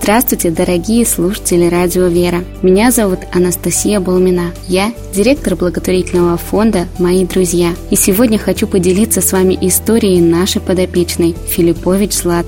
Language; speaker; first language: Russian; native; Russian